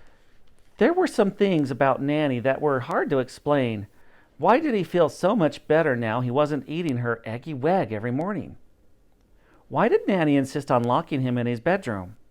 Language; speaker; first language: English; native; English